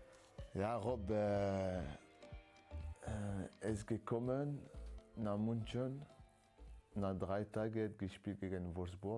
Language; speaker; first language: German; non-native, learner; French